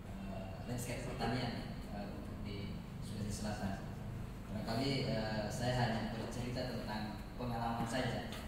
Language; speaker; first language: Indonesian; native; Indonesian